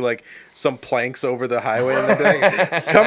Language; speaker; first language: English; native; English